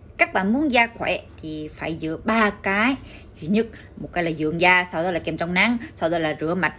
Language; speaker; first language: Vietnamese; early bilingual, heritage; Korean